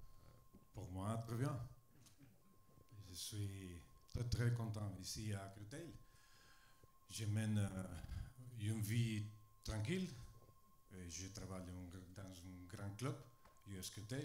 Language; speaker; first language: French; non-native, fluent; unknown